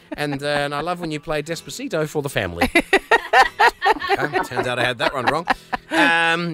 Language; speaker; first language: English; native; English